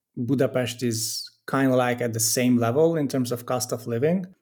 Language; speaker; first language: English; non-native, fluent; Hungarian